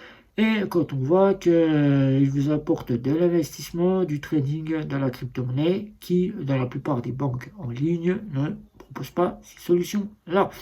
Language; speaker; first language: French; native; French